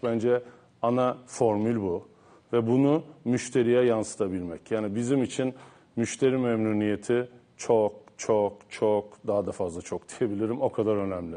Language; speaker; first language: Turkish; native; Turkish